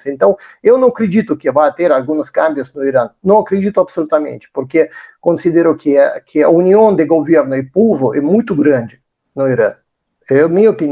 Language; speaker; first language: Portuguese; non-native, fluent; Russian